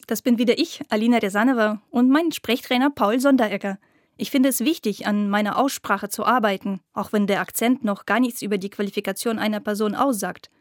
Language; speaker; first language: German; non-native, fluent; Russian